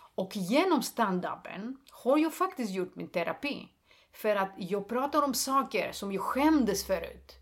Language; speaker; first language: Swedish; non-native, fluent; Greek